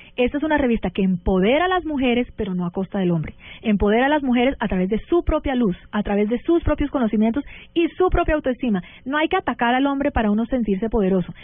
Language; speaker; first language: Spanish; early bilingual, heritage; Spanish